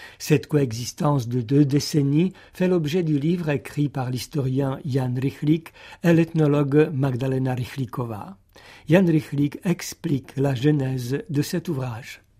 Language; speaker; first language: French; non-native, fluent; Czech